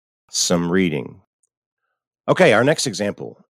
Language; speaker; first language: English; native; English